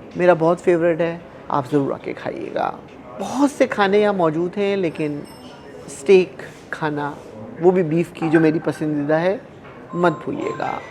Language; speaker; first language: Urdu; native; Urdu